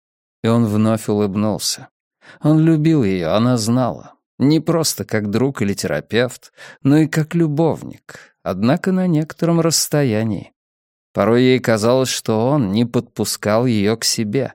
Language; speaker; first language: Russian; native; Russian